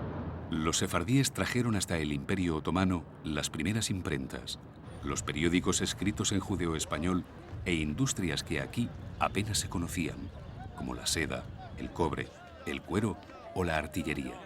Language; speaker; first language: Spanish; native; Spanish